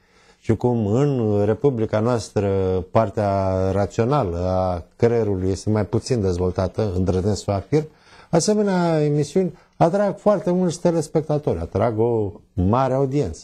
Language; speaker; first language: Romanian; native; Romanian